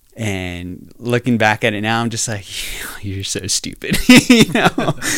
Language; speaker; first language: English; native; English